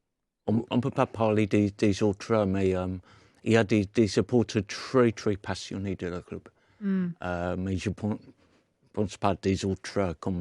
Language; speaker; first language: French; non-native, fluent; English